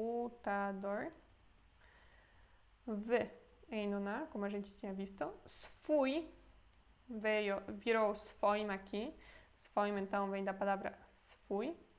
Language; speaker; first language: Portuguese; non-native, fluent; Polish